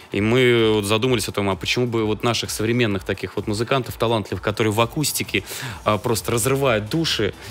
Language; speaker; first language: Russian; native; Russian